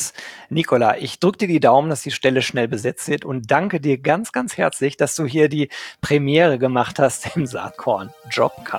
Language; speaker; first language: German; native; German